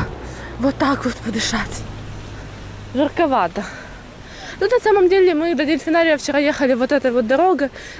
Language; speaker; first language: Russian; native; Russian